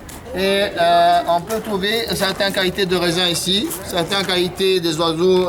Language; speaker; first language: French; non-native, fluent; Arabic